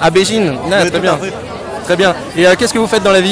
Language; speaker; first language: French; native; French